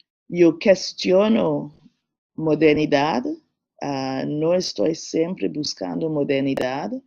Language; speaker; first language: Spanish; non-native, learner; English